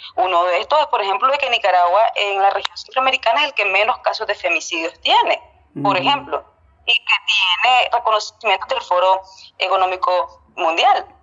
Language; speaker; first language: Spanish; native; Spanish